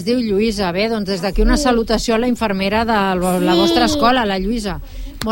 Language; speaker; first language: Catalan; native; Catalan